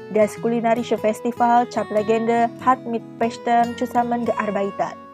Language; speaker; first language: German; non-native, fluent; Indonesian